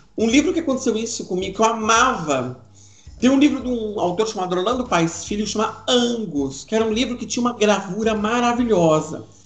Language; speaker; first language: Portuguese; native; Portuguese